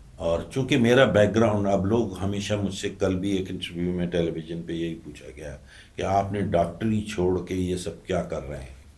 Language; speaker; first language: Urdu; native; Urdu